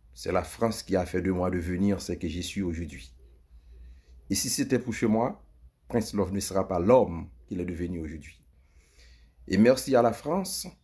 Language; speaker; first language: French; native; French